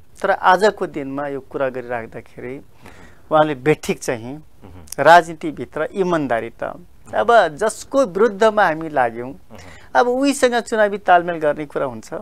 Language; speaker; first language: Nepali; non-native, local second language; Dangaura Tharu